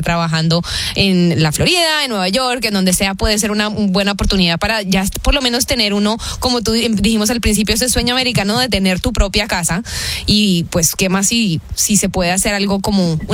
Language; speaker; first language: Spanish; early bilingual, heritage; Spanish